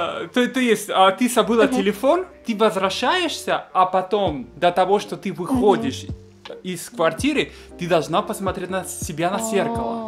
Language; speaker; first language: Russian; non-native, fluent; Spanish